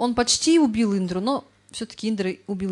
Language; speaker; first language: Russian; native; Russian